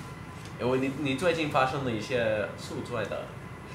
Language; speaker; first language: Chinese; non-native, fluent; English